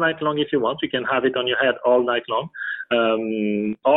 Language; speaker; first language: English; non-native, fluent; French